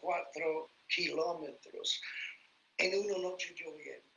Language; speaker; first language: Spanish; non-native, fluent; English